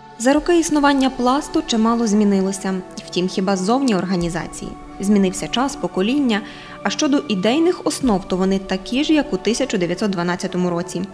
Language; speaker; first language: Ukrainian; native; Ukrainian